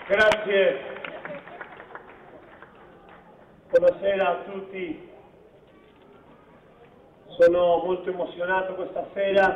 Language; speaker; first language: Italian; non-native, fluent; Spanish